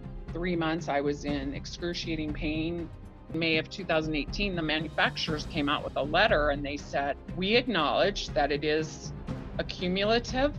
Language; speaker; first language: English; native; English